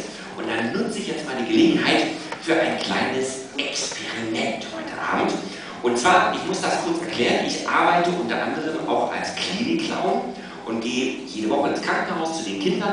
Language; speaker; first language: German; native; German